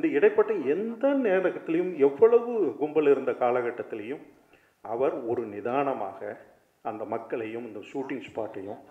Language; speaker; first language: Tamil; native; Tamil